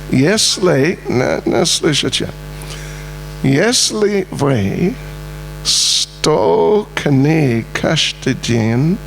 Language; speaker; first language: Russian; non-native, learner; English